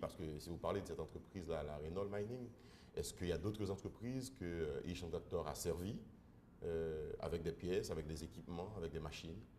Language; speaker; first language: French; non-native, local second language; Haitian Creole